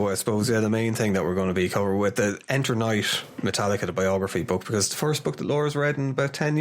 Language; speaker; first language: English; native; English